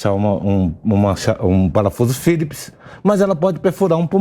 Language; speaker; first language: Portuguese; native; Portuguese